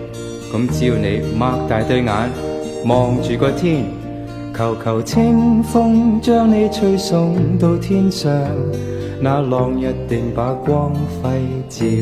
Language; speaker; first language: Cantonese; native; Cantonese